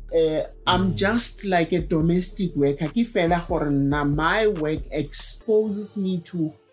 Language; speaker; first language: English; non-native, local second language; Southern Sotho